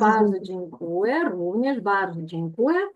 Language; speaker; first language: Polish; non-native, fluent; Ukrainian